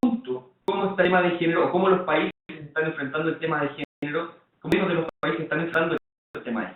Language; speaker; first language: Spanish; native; Spanish